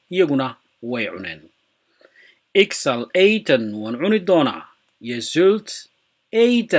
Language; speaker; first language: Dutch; non-native, fluent; Somali